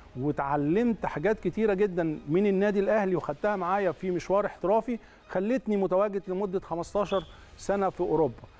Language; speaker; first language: Arabic; native; Arabic